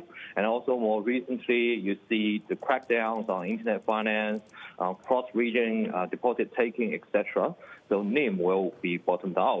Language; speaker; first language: English; non-native, fluent; Chinese